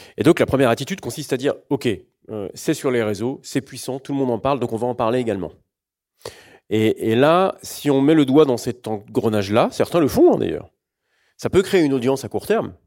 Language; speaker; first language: French; native; French